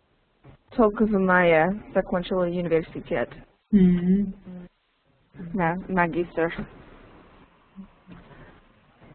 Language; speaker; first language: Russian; non-native, learner; English